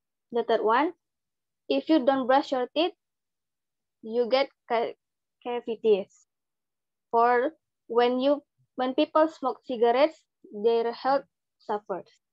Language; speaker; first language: English; non-native, learner; Indonesian